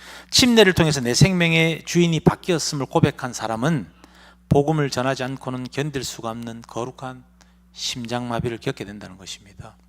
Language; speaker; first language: Korean; native; Korean